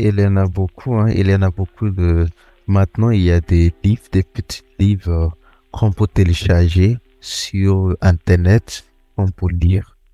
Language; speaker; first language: French; non-native, fluent; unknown